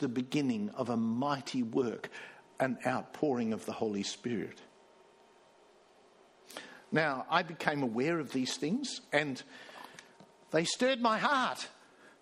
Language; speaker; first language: English; native; English